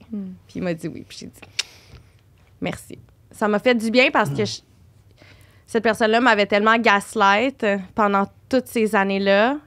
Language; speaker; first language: French; native; French